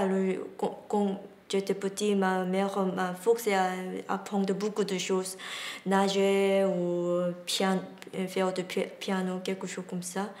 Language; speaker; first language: French; non-native, learner; Korean